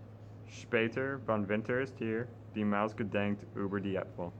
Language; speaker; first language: German; non-native, learner; English